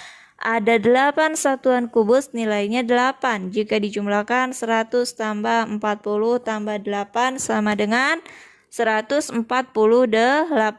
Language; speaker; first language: Indonesian; native; Indonesian